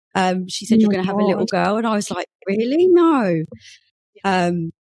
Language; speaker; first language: English; native; English